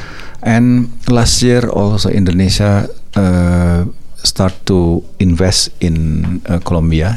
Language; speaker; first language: English; non-native, learner; Indonesian